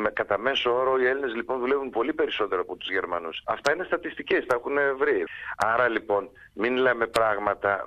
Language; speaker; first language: Greek; early bilingual, heritage; Greek